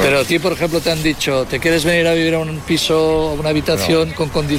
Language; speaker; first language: Spanish; native; Spanish